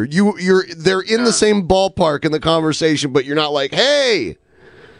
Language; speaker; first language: English; native; English